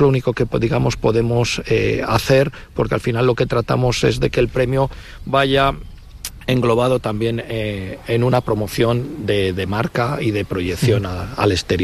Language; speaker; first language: Spanish; native; Spanish